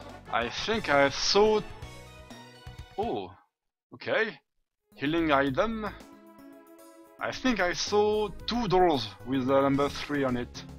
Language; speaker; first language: English; non-native, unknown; French